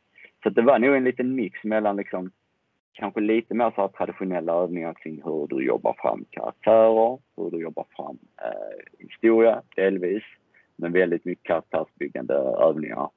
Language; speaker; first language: Swedish; native; Swedish